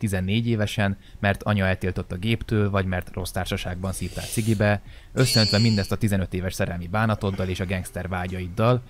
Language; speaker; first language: Hungarian; native; Hungarian